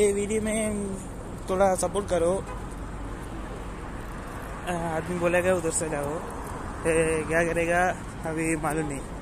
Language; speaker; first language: Hindi; non-native, learner; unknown